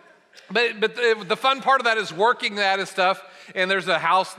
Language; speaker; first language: English; native; English